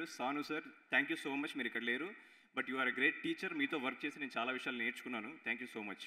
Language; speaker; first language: Telugu; native; Telugu